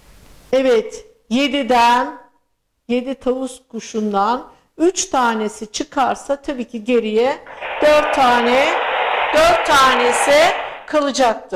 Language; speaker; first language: Turkish; native; Turkish